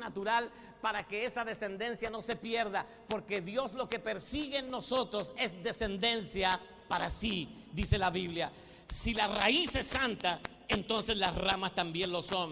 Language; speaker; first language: Spanish; native; Spanish